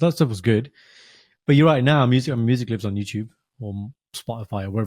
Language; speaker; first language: English; early bilingual, other home language; Punjabi